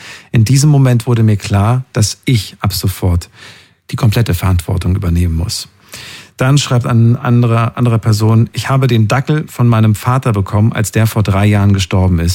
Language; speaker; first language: German; native; German